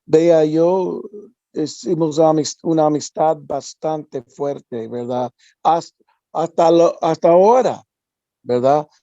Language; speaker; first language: Spanish; non-native, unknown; English